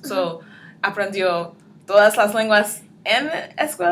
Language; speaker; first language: Spanish; non-native, learner; English